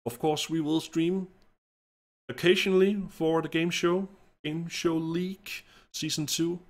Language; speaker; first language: English; non-native, fluent; Danish